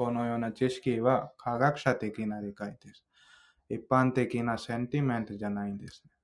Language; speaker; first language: Japanese; non-native, fluent; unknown